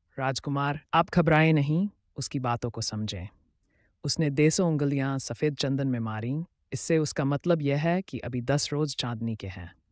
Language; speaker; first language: Hindi; native; Hindi